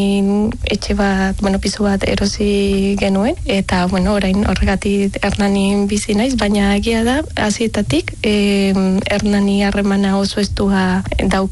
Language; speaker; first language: Basque; non-native, learner; Spanish